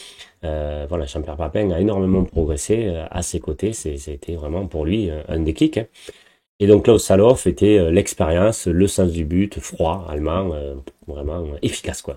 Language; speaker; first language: French; native; French